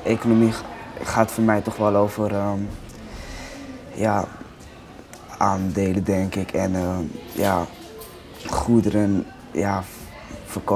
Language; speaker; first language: Dutch; native; Dutch